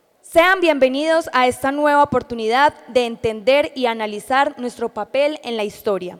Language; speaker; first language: Spanish; native; Spanish